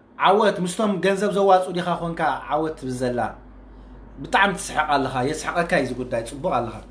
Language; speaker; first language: Tigrinya; native; Tigrinya